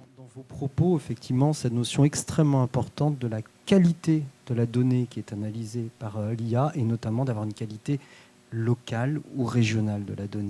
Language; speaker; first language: French; native; French